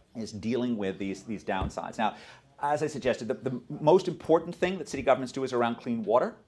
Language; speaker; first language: English; native; English